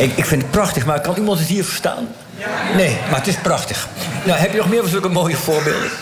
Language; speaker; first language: Dutch; native; Dutch